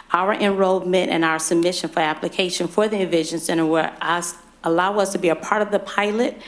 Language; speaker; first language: English; native; English